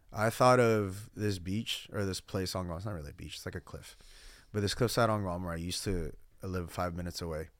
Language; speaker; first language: English; early bilingual, other home language; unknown